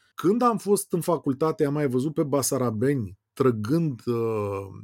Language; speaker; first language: Romanian; native; Romanian